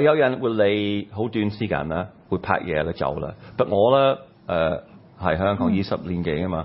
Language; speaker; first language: Cantonese; non-native, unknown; English